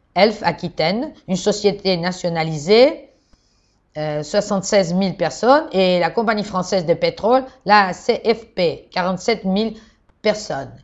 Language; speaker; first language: French; non-native, fluent; Georgian